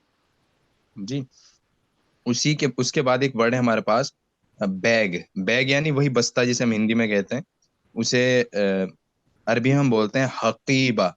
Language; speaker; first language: Hindi; native; Hindi